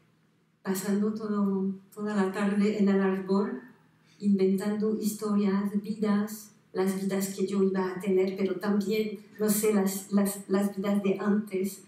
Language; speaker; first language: Spanish; non-native, fluent; French